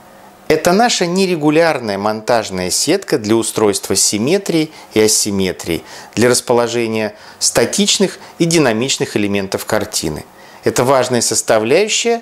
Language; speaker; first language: Russian; native; Russian